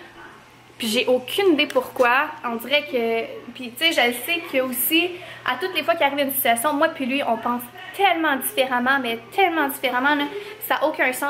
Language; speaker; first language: French; native; French